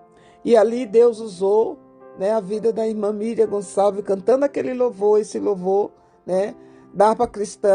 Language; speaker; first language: Portuguese; native; Portuguese